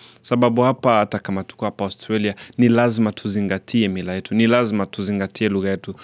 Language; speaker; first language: Swahili; non-native, local second language; Rundi